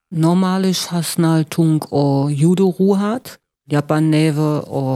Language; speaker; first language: Hungarian; non-native, learner; German